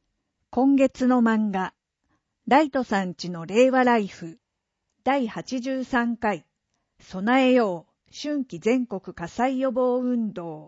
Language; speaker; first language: Japanese; native; Japanese